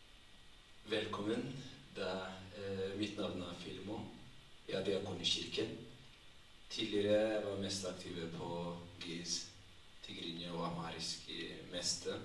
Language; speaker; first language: Norwegian; non-native, fluent; Tigrinya